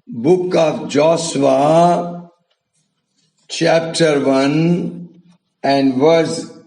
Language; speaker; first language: English; non-native, local second language; Hindi